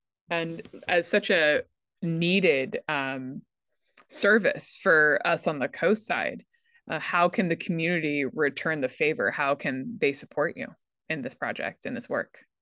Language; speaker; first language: English; native; English